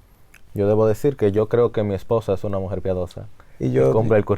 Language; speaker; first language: Spanish; native; Spanish